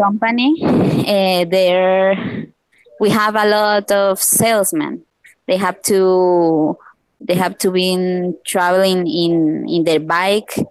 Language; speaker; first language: English; non-native, learner; Spanish